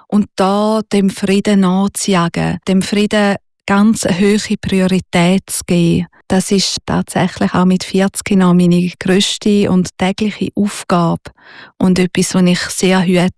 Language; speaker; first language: German; native; German